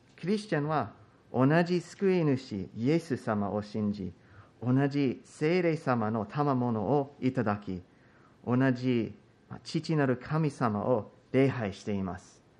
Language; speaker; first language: Japanese; non-native, fluent; English